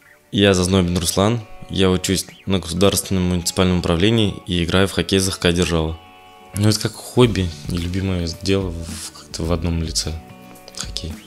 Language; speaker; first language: Russian; native; Russian